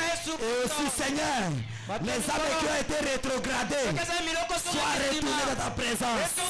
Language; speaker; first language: French; non-native, local second language; Lingala